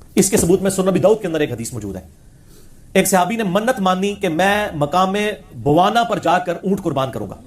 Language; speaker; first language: Urdu; non-native, local second language; Punjabi